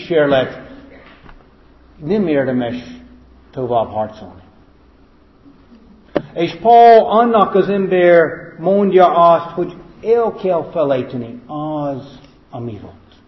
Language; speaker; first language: Hungarian; non-native, fluent; English